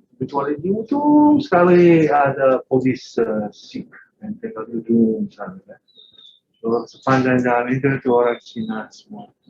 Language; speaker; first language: Malay; non-native, fluent; English